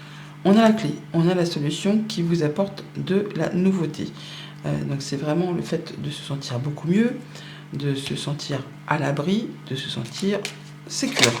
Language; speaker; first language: French; native; French